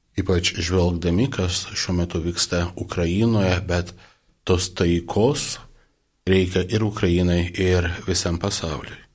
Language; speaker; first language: Lithuanian; non-native, local second language; Polish